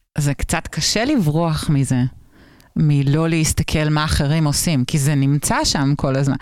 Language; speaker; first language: Hebrew; native; Hebrew